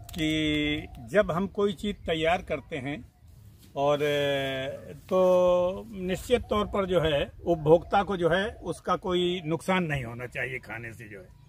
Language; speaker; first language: Hindi; native; Hindi